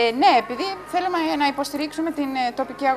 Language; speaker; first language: Greek; non-native, fluent; Spanish